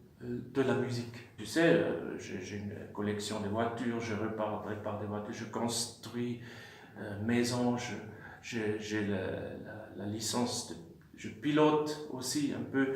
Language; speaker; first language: French; non-native, fluent; German